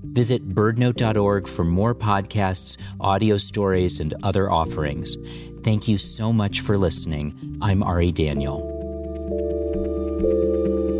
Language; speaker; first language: English; native; English